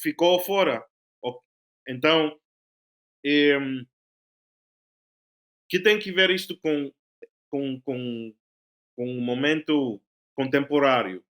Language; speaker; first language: Portuguese; non-native, fluent; Spanish